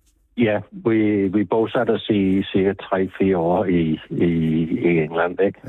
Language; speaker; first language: Danish; non-native, fluent; English